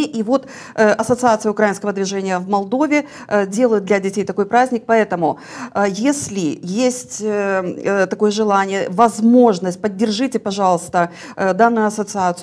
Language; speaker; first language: Russian; native; Russian